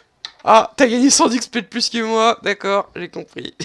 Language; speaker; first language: French; native; French